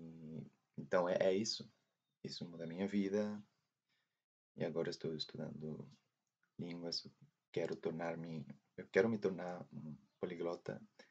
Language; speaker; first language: Portuguese; non-native, fluent; Spanish